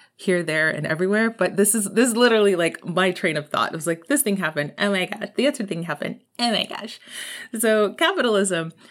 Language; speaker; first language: English; native; English